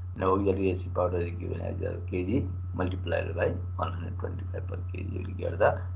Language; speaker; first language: English; non-native, local second language; Nepali